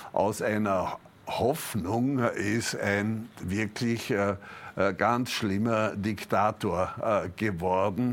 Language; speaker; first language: German; native; German